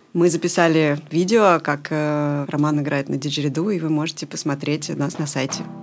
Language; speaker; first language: Russian; native; Russian